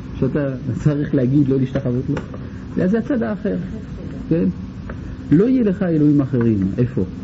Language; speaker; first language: Hebrew; native; Hebrew